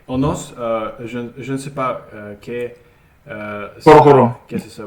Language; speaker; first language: French; non-native, learner; Russian